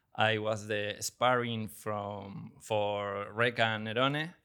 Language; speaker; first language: English; non-native, learner; Spanish